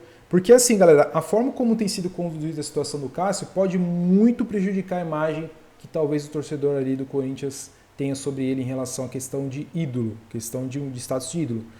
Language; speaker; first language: Portuguese; native; Portuguese